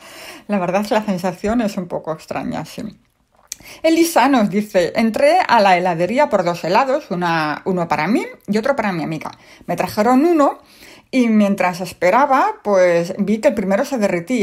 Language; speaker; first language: Spanish; native; Spanish